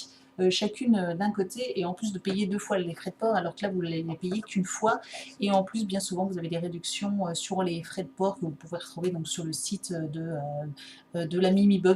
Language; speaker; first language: French; native; French